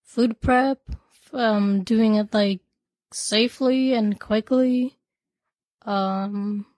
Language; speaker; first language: English; non-native, local second language; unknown